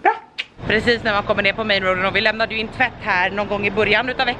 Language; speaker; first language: Swedish; native; Swedish